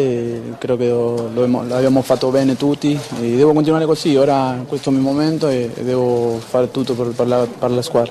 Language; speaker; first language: Italian; non-native, learner; Spanish